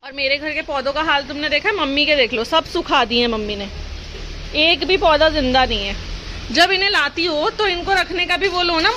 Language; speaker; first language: Hindi; native; Hindi